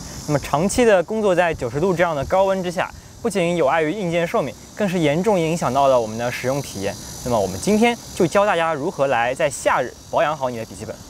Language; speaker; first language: Chinese; native; Chinese